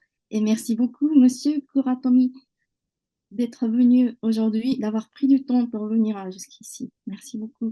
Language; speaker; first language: French; non-native, fluent; Japanese